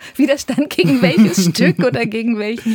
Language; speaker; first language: German; native; German